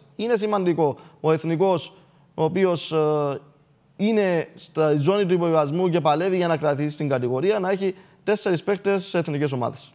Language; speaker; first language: Greek; native; Greek